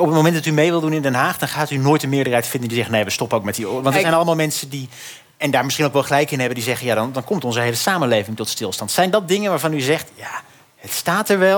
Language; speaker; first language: Dutch; native; Dutch